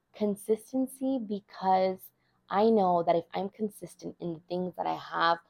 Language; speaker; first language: English; early bilingual, other home language; Spanish